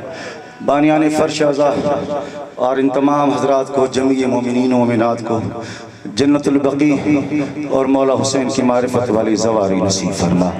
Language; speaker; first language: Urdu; non-native, local second language; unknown